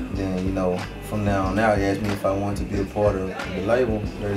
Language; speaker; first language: English; native; English